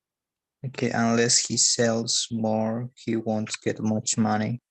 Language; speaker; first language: English; non-native, learner; Spanish